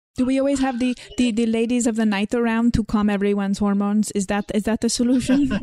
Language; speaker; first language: English; non-native, fluent; Slovenian